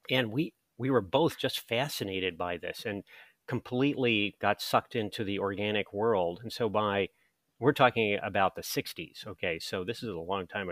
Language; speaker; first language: English; native; English